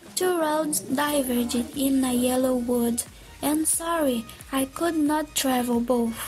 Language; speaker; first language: English; non-native, learner; Portuguese